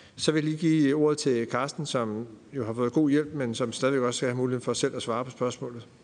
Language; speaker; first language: Danish; native; Danish